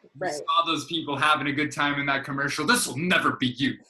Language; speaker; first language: English; native; English